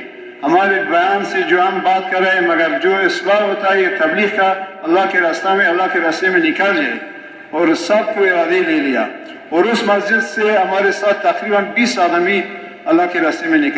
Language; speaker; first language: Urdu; non-native, local second language; Pashto